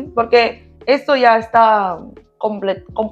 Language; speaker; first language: Spanish; non-native, learner; Korean